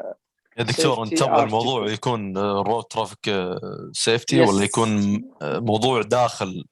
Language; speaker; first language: Arabic; native; Arabic